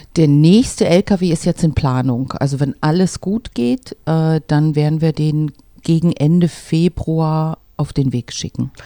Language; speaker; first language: German; native; German